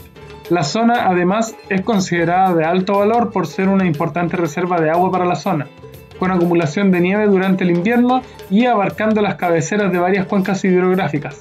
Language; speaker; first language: Spanish; native; Spanish